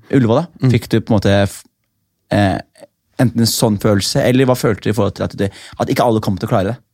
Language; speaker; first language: Norwegian; early bilingual, other home language; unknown